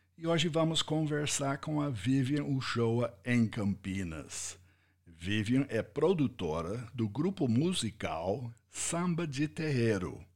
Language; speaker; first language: Portuguese; non-native, fluent; English